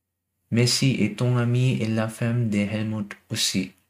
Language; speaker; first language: French; non-native, learner; German